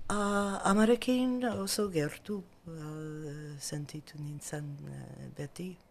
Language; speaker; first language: Basque; non-native, fluent; English